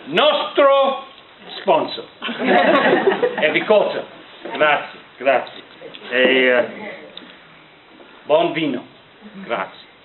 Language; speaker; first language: Italian; non-native, learner; English